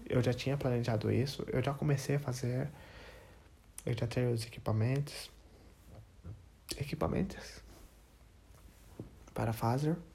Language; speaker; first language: Portuguese; non-native, learner; English